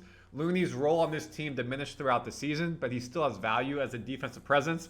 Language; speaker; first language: English; native; English